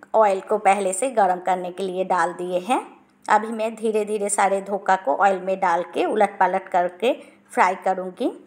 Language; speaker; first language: Hindi; non-native, local second language; Bangla